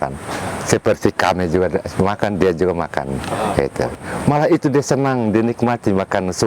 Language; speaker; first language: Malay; non-native, local second language; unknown